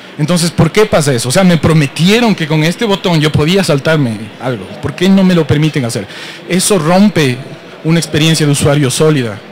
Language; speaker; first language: Spanish; native; Spanish